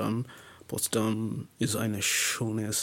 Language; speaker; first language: German; non-native, learner; English